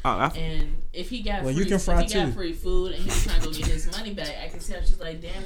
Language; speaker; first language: English; native; English